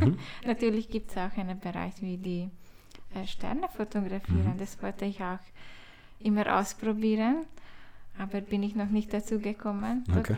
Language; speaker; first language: German; non-native, learner; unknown